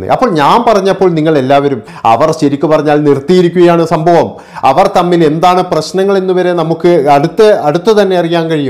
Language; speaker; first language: Malayalam; native; Malayalam